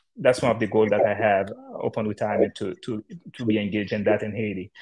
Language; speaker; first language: English; non-native, fluent; Haitian Creole